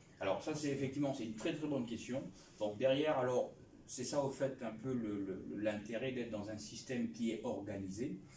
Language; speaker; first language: French; non-native, local second language; Lingala